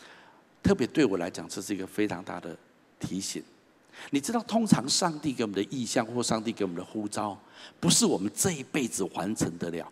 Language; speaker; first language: Chinese; native; Chinese